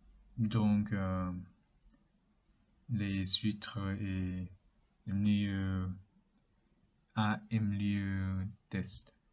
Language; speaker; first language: French; non-native, learner; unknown